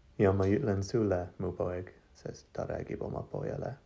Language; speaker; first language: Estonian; non-native, learner; English